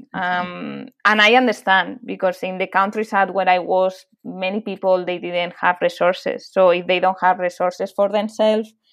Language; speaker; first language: English; non-native, fluent; Spanish